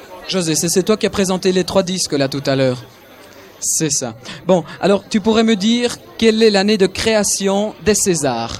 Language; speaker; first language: French; native; French